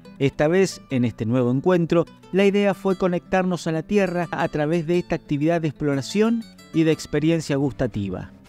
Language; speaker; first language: Spanish; native; Spanish